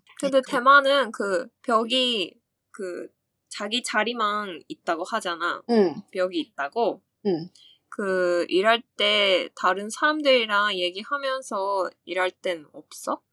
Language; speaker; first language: Korean; non-native, fluent; Japanese